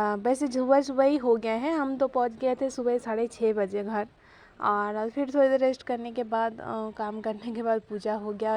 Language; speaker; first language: Hindi; non-native, local second language; Bangla